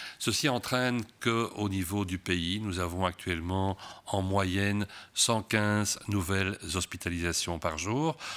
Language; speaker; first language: French; native; French